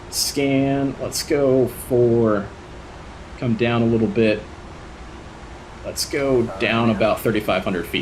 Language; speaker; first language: English; native; English